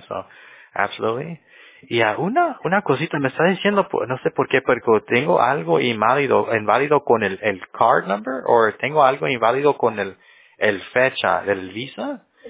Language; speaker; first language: Spanish; native; Spanish